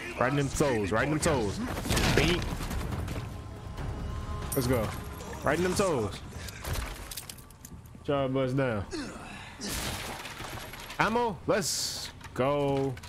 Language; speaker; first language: English; native; English